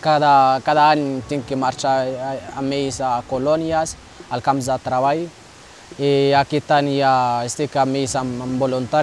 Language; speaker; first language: Catalan; non-native, fluent; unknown